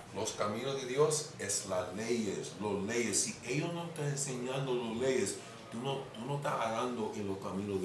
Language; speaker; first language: Spanish; non-native, fluent; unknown